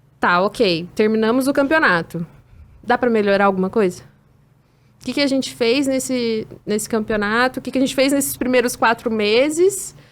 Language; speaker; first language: Portuguese; native; Portuguese